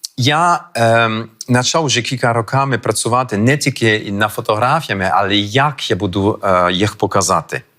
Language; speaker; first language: Ukrainian; early bilingual, heritage; French